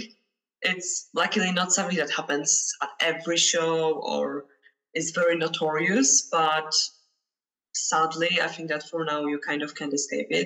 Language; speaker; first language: English; non-native, fluent; Polish